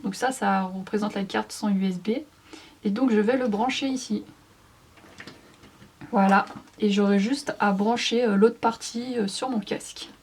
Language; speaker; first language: French; native; French